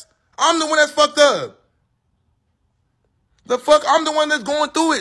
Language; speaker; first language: English; native; English